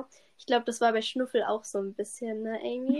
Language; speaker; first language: German; native; German